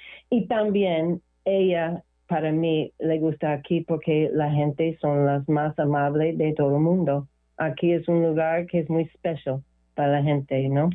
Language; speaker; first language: Spanish; non-native, learner; English